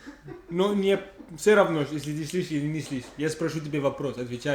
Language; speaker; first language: Russian; non-native, fluent; English